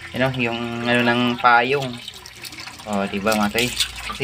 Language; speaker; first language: Filipino; native; Filipino